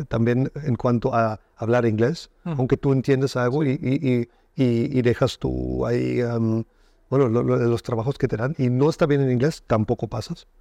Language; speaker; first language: Spanish; non-native, fluent; German